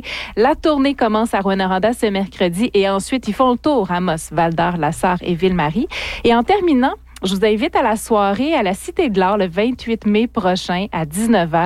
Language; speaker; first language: French; native; French